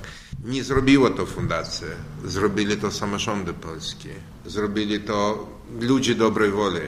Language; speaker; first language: Polish; non-native, learner; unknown